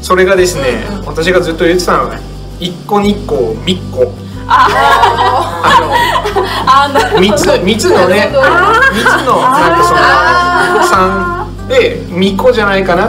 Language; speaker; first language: Japanese; non-native, fluent; Dutch